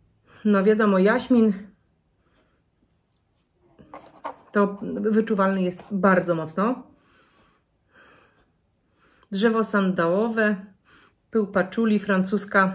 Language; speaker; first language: Polish; native; Polish